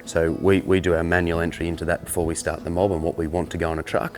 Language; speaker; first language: English; native; English